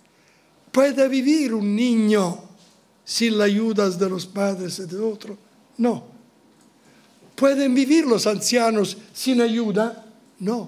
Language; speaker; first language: Spanish; non-native, fluent; Italian